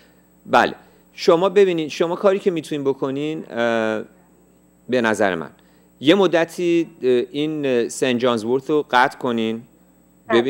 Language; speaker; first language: Persian; native; Persian